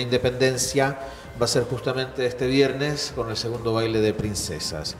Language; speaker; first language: Spanish; native; Spanish